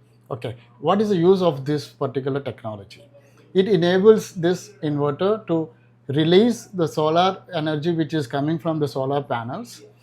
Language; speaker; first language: English; non-native, local second language; Malayalam